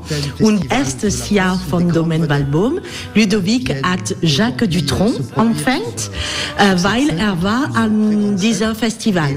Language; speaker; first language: German; non-native, learner; French